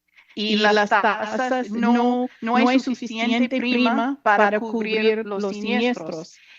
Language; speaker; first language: Spanish; non-native, fluent; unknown